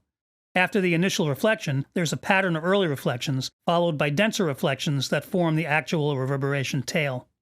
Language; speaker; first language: English; native; English